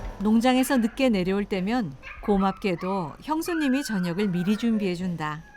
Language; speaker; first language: Korean; native; Korean